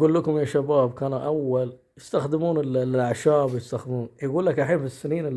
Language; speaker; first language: Arabic; native; Arabic